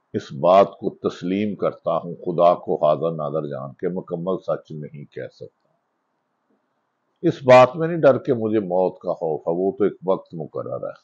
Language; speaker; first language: Urdu; non-native, local second language; Punjabi